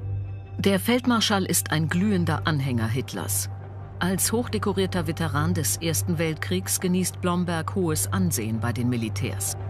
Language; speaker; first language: German; native; German